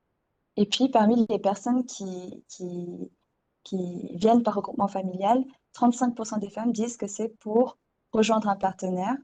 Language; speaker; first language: French; native; French